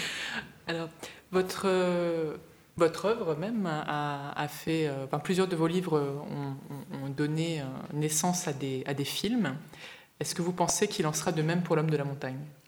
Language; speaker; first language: French; native; French